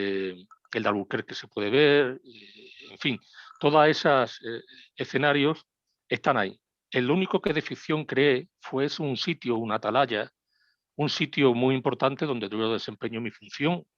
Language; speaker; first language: Spanish; native; Spanish